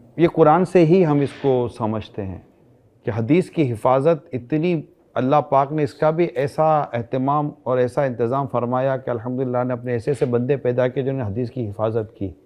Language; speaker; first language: Urdu; native; Urdu